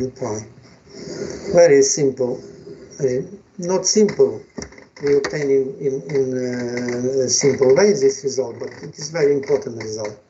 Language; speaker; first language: English; non-native, fluent; Ukrainian